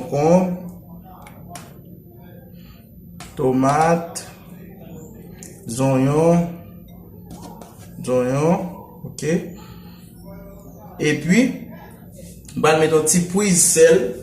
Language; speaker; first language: French; non-native, local second language; Haitian Creole